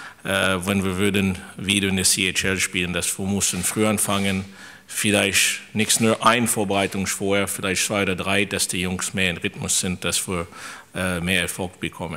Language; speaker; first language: German; non-native, fluent; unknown